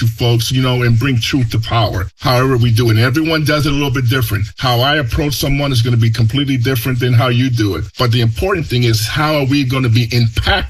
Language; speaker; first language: English; early bilingual, other home language; Spanish